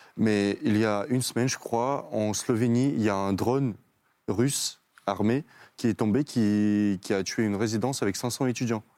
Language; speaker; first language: French; non-native, fluent; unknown